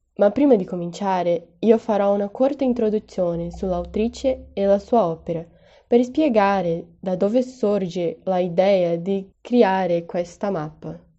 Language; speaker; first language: Italian; non-native, fluent; Portuguese